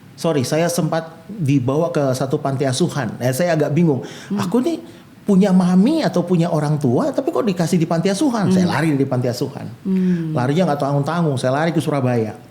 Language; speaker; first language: Indonesian; native; Indonesian